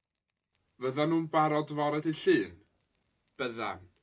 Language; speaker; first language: Welsh; non-native, learner; English